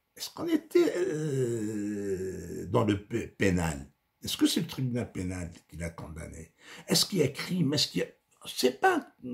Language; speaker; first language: French; non-native, local second language; Arabic